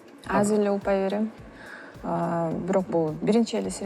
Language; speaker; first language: Kyrgyz; non-native, local second language; Russian